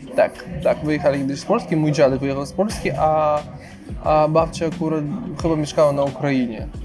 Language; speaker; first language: Polish; non-native, fluent; Russian